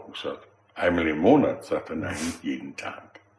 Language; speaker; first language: German; early bilingual, other home language; Dutch